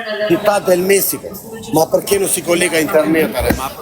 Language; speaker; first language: Italian; non-native, fluent; Albanian